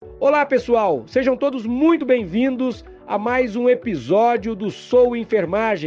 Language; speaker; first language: Portuguese; native; Portuguese